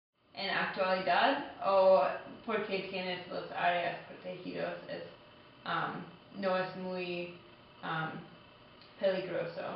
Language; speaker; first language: Spanish; non-native, learner; English